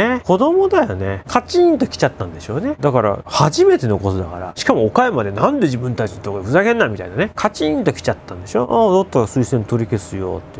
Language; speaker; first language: Japanese; native; Japanese